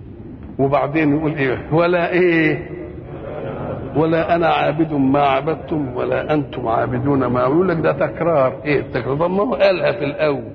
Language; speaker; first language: Arabic; native; Arabic